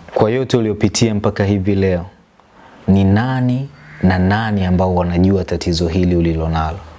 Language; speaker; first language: Swahili; native; Swahili